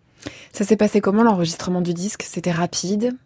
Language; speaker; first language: French; native; French